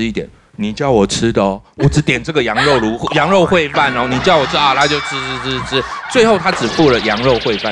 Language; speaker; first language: Chinese; native; Chinese